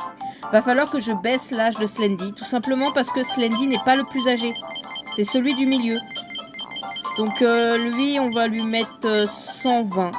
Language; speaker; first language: French; native; French